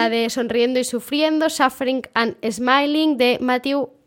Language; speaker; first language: Spanish; non-native, local second language; Catalan